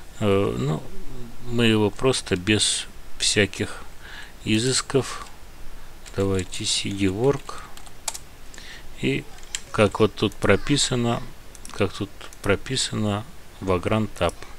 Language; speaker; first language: Russian; native; Russian